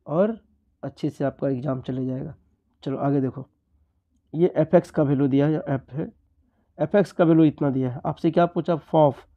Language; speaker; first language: Hindi; native; Hindi